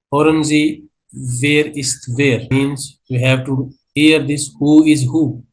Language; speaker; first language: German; non-native, learner; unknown